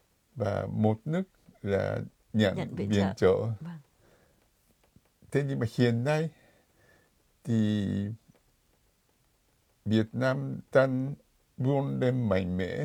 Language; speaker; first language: Vietnamese; non-native, fluent; Japanese